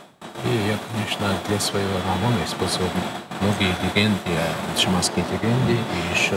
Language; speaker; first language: Russian; non-native, fluent; Mongolian